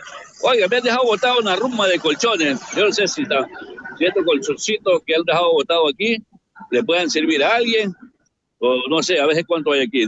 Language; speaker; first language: Spanish; native; Spanish